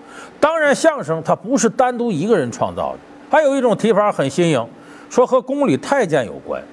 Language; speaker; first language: Chinese; native; Chinese